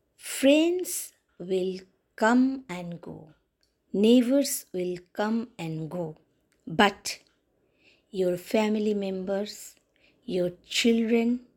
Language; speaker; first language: English; non-native, local second language; Bangla